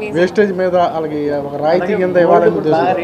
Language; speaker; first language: Telugu; native; Telugu